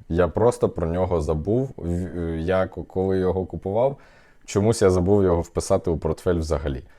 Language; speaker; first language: Ukrainian; non-native, local second language; Russian